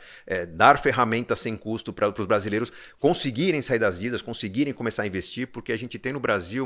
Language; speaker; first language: Portuguese; native; Portuguese